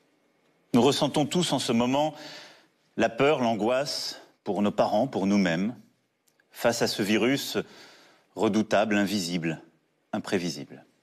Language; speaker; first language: French; native; French